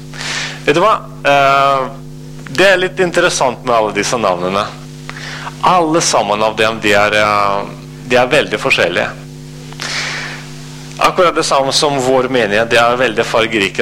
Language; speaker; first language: Norwegian; non-native, fluent; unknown